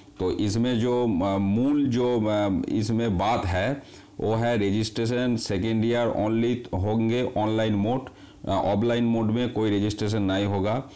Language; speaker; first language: Hindi; non-native, local second language; Bangla